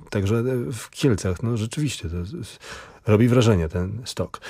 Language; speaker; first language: Polish; native; Polish